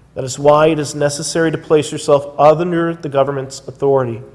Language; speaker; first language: English; native; English